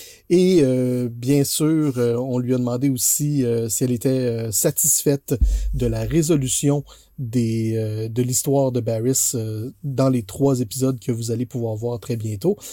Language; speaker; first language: French; native; French